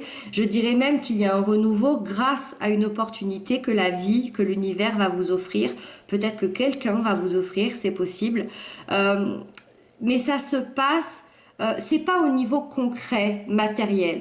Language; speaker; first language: French; native; French